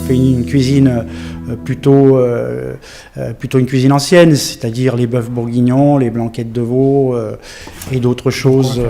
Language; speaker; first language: French; native; French